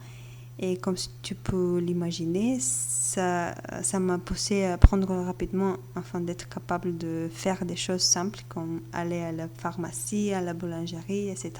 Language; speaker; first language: French; non-native, fluent; Bulgarian